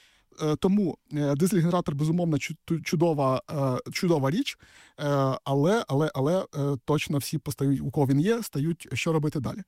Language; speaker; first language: Ukrainian; native; Ukrainian